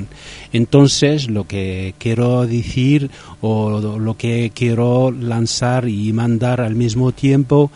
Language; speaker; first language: Spanish; non-native, fluent; Riffian